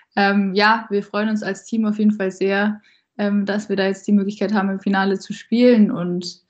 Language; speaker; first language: German; native; German